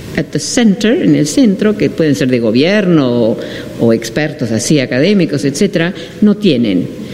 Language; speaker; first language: Spanish; non-native, fluent; Dutch